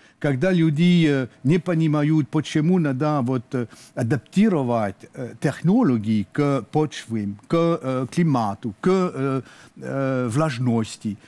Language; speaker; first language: Russian; non-native, learner; French